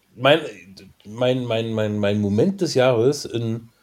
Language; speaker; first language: German; native; German